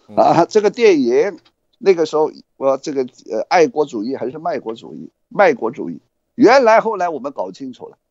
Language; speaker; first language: Chinese; non-native, fluent; Cantonese